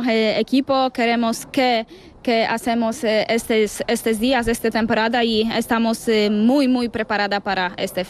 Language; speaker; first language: Spanish; non-native, learner; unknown